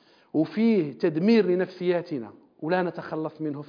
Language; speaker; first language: Arabic; native; Arabic